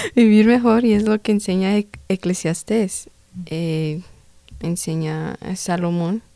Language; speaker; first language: Spanish; early bilingual, heritage; Spanish